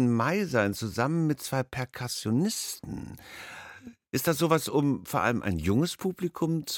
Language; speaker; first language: German; native; German